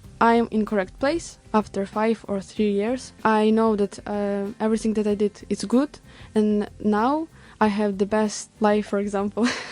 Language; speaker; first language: English; non-native, learner; Ukrainian